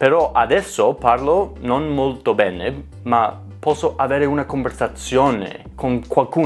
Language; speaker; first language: Italian; non-native, learner; English